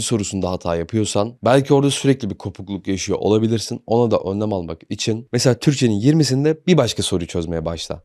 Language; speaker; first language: Turkish; native; Turkish